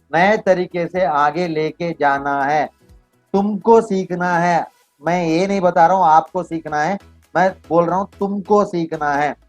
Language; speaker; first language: Hindi; non-native, local second language; Kannada